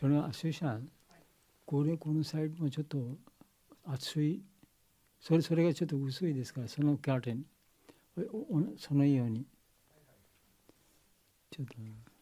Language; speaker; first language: Japanese; non-native, learner; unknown